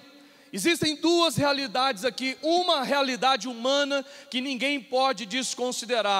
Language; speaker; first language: Portuguese; native; Portuguese